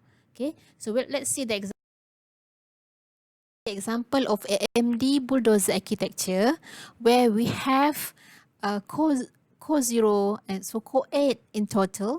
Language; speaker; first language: English; non-native, local second language; Malay